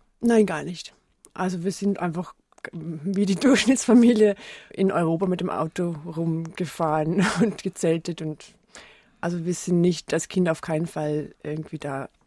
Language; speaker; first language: German; native; German